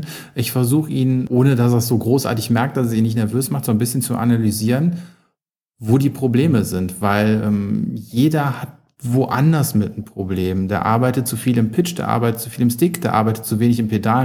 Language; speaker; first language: German; native; German